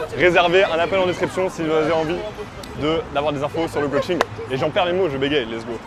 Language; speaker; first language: French; native; French